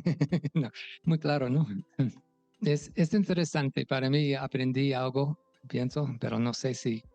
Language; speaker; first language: Spanish; non-native, fluent; English